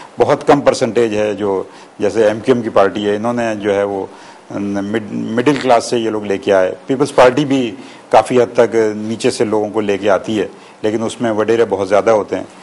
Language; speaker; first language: Urdu; native; Urdu